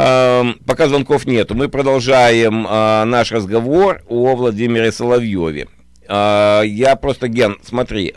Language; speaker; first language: Russian; native; Russian